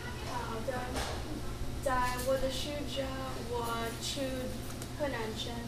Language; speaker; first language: Chinese; non-native, learner; English